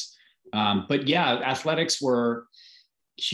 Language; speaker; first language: English; native; English